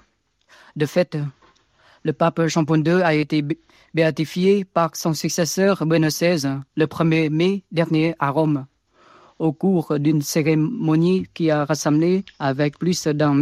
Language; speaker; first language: French; non-native, fluent; Vietnamese